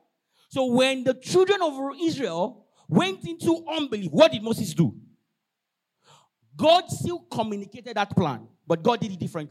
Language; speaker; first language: English; non-native, local second language; Yoruba